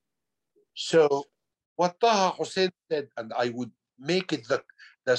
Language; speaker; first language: English; non-native, fluent; Arabic